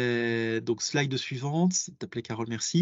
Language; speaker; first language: French; native; French